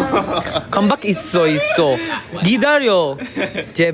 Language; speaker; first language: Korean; non-native, learner; Filipino